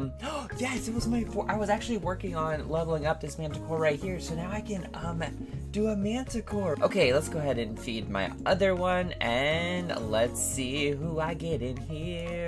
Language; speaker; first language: English; native; English